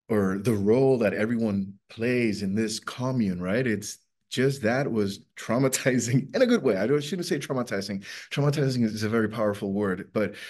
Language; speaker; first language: English; non-native, fluent; Spanish